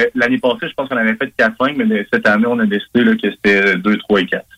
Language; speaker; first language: French; native; French